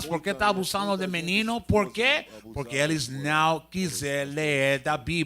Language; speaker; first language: Portuguese; non-native, learner; Spanish